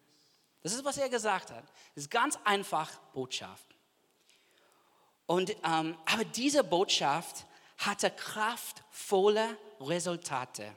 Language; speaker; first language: German; non-native, fluent; English